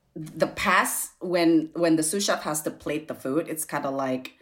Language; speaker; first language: English; non-native, fluent; Indonesian